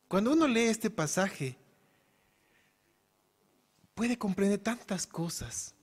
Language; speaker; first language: Spanish; native; Spanish